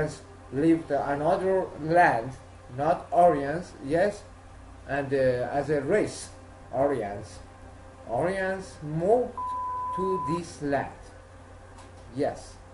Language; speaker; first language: English; non-native, learner; Persian